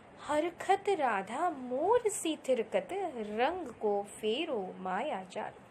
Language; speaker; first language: Hindi; non-native, local second language; Marathi